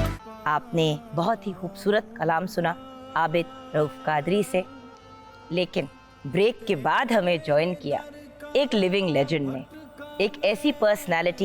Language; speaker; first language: Urdu; native; Urdu